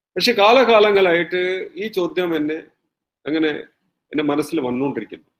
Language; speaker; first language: Malayalam; non-native, fluent; Hindi